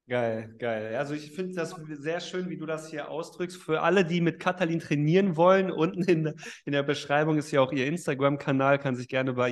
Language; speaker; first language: German; native; German